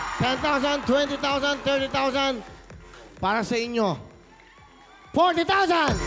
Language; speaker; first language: Filipino; native; Filipino